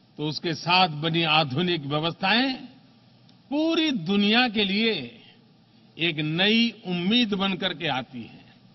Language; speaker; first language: Hindi; non-native, local second language; Gujarati